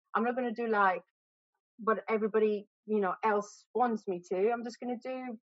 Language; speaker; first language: English; non-native, fluent; Greek